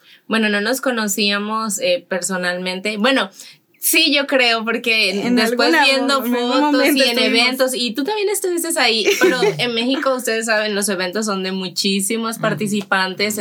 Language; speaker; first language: Spanish; native; Spanish